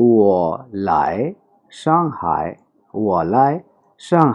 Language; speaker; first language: Chinese; non-native, fluent; Urdu